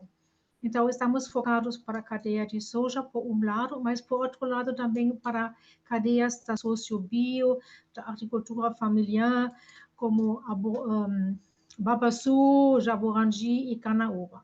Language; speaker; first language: Portuguese; non-native, fluent; German